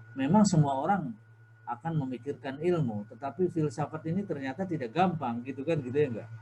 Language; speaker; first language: Indonesian; native; Indonesian